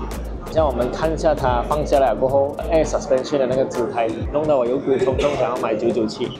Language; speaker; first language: Chinese; native; Chinese